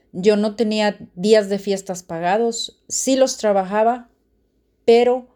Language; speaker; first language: Spanish; native; Spanish